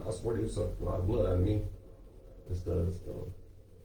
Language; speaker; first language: English; native; English